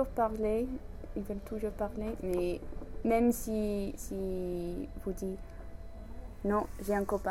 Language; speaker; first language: French; non-native, fluent; English